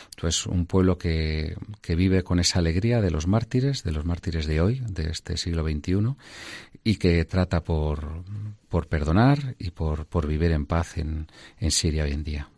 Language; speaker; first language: Spanish; native; Spanish